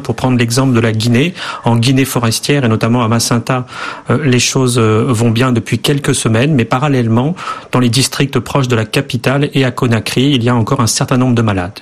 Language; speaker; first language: French; native; French